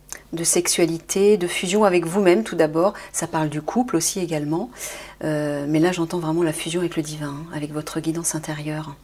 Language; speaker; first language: French; native; French